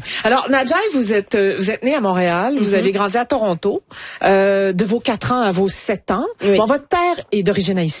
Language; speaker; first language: French; native; French